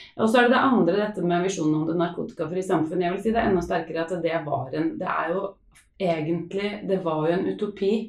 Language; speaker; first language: Norwegian; native; Norwegian